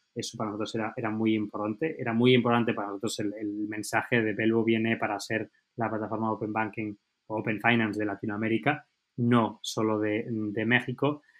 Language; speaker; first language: Spanish; native; Spanish